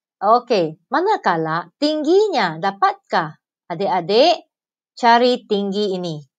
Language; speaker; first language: Malay; non-native, local second language; Chinese